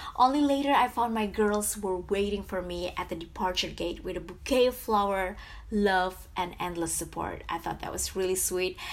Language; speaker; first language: English; non-native, fluent; Indonesian